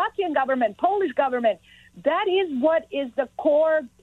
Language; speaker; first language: English; non-native, fluent; Serbian